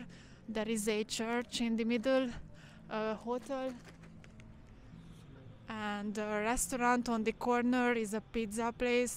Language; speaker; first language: English; non-native, fluent; Hungarian